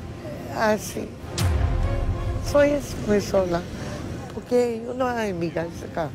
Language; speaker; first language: Spanish; non-native, learner; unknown